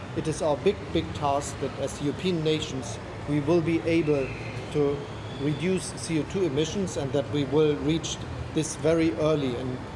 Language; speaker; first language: English; non-native, fluent; German